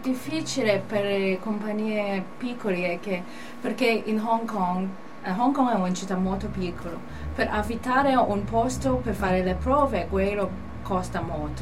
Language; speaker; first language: Italian; non-native, learner; Cantonese